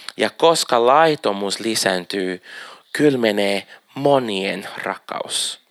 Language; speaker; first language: Finnish; non-native, fluent; Portuguese